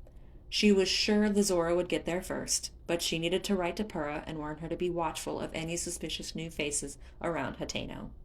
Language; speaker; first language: English; native; English